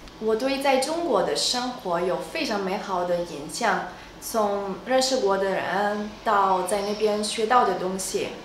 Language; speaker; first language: Chinese; non-native, fluent; Italian